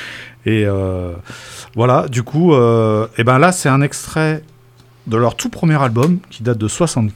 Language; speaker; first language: French; native; French